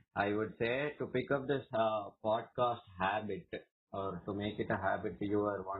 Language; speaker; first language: English; non-native, local second language; Tamil